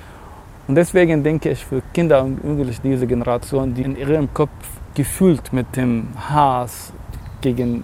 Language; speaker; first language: German; non-native, learner; Arabic